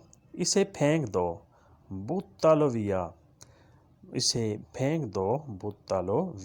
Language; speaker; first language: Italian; non-native, learner; Urdu